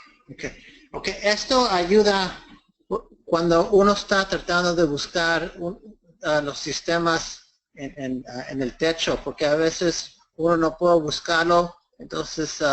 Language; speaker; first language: Spanish; early bilingual, heritage; English